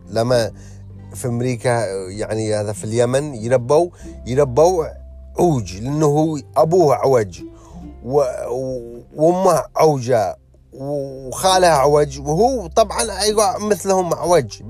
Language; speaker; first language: Arabic; early bilingual, heritage; Arabic